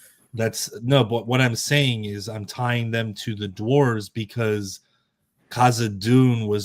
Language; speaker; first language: English; native; English